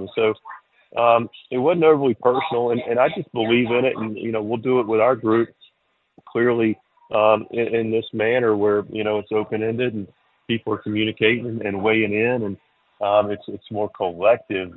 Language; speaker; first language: English; native; English